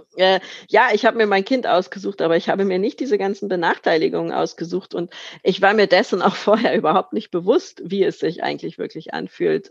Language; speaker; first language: German; native; German